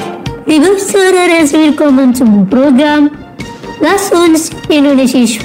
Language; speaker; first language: German; non-native, learner; Indonesian